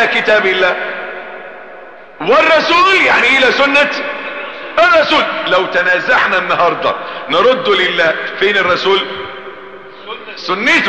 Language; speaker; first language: Arabic; native; Arabic